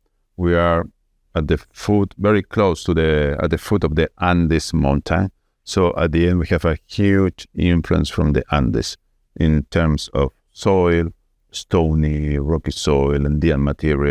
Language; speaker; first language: English; non-native, fluent; Spanish